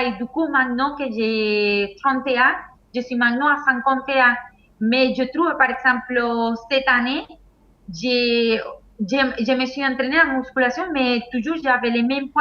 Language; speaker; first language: French; non-native, fluent; Spanish